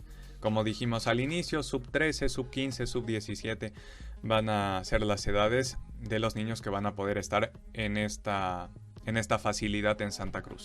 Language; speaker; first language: Spanish; native; Spanish